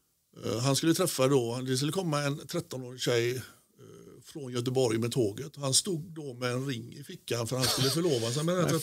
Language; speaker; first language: Swedish; native; Swedish